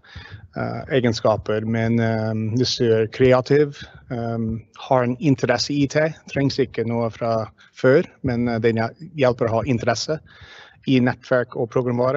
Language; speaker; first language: Norwegian; non-native, fluent; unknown